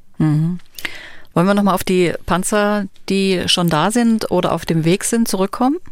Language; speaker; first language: German; native; German